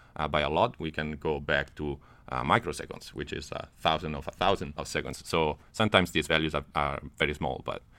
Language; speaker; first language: English; non-native, fluent; Italian